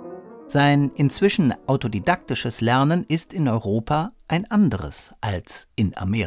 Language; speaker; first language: German; native; German